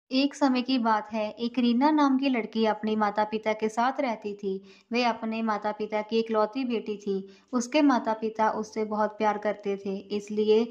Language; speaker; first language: Hindi; non-native, local second language; Punjabi